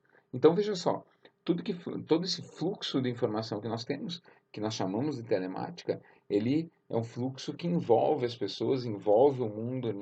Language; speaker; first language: Portuguese; native; Portuguese